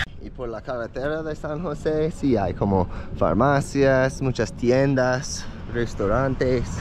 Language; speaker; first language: Spanish; non-native, fluent; English